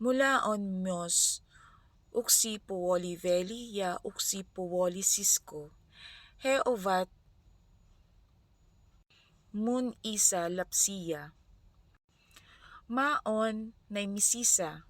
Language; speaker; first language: Finnish; non-native, learner; Filipino